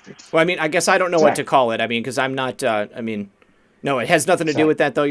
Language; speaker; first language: English; native; English